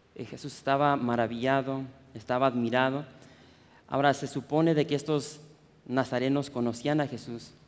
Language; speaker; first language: Spanish; early bilingual, heritage; Spanish